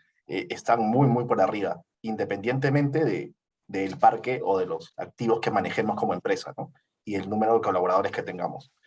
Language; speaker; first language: Spanish; native; Spanish